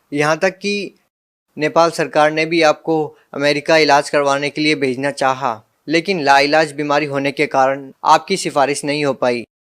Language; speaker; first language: Hindi; native; Hindi